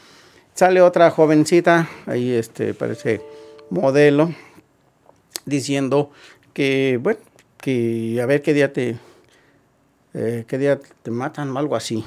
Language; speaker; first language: Spanish; native; Spanish